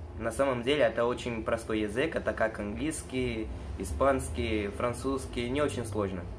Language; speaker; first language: Russian; non-native, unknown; Portuguese